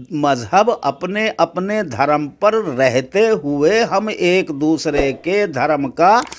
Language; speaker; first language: Hindi; native; Hindi